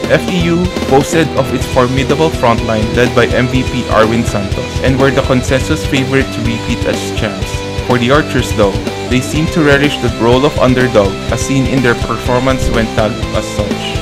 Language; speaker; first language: English; non-native, local second language; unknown